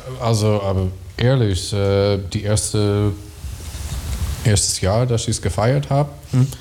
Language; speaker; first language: German; non-native, learner; English